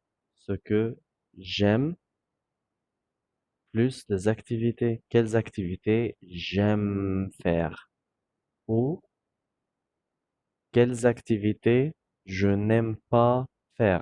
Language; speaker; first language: French; non-native, fluent; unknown